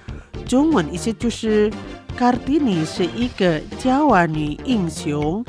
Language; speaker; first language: Chinese; non-native, fluent; Indonesian